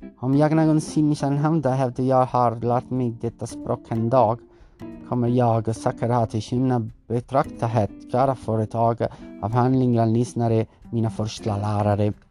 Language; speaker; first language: Swedish; non-native, learner; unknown